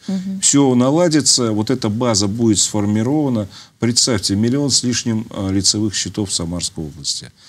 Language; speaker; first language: Russian; native; Russian